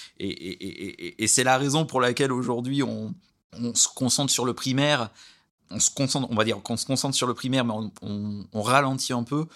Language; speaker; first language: French; native; French